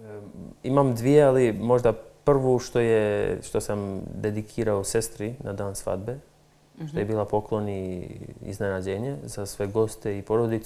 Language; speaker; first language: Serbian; non-native, local second language; Albanian